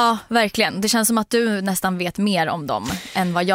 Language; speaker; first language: Swedish; native; Swedish